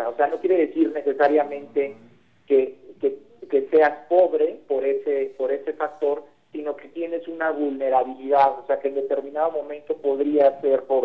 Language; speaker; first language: Spanish; native; Spanish